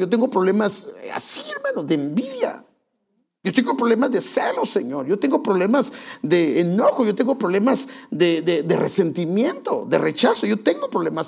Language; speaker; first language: Spanish; native; Spanish